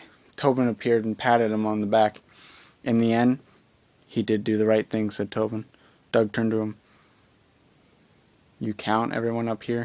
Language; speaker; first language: English; native; English